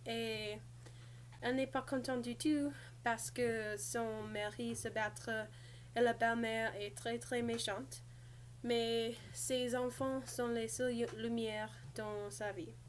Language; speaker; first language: French; non-native, learner; English